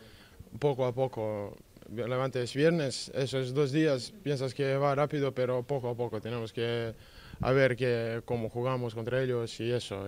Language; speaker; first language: Spanish; non-native, learner; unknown